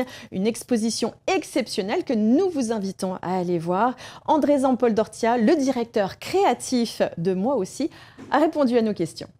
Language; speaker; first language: French; native; French